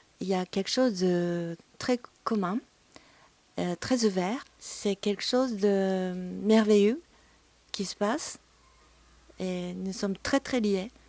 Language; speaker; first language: French; non-native, fluent; Japanese